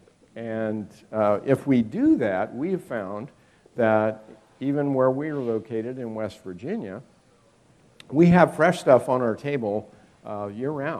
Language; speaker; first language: English; native; English